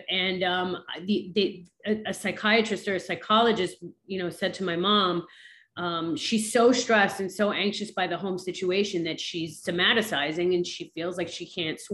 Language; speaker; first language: English; native; English